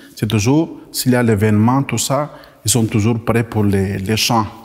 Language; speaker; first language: French; non-native, local second language; Malagasy